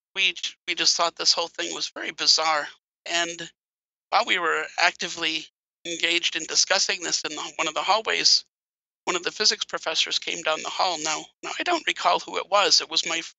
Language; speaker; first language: English; native; English